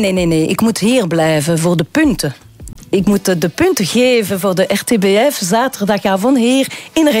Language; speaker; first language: Dutch; non-native, local second language; French